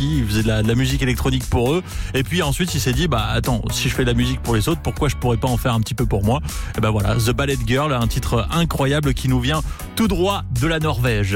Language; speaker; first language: French; native; French